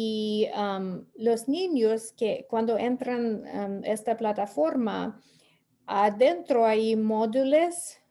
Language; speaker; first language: Spanish; non-native, fluent; English